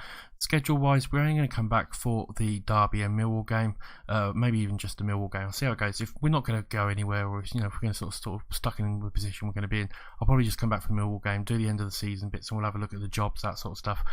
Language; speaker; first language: English; native; English